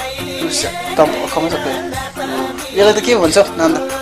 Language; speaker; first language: French; non-native, learner; Nepali